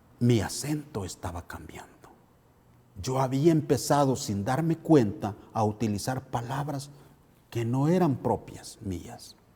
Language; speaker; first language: Spanish; native; Spanish